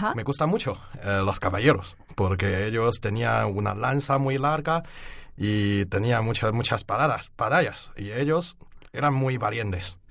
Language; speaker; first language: Spanish; non-native, fluent; Chinese